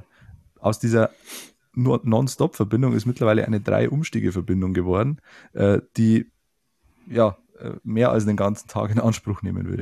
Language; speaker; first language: German; native; German